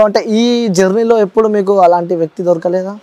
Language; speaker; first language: Telugu; native; Telugu